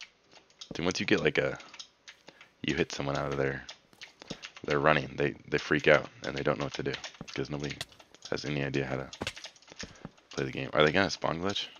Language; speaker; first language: English; native; English